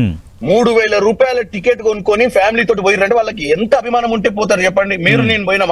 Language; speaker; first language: Telugu; native; Telugu